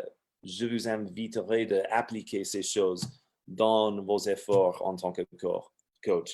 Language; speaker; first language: French; non-native, fluent; English